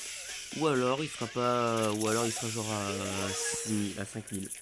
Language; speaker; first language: French; native; French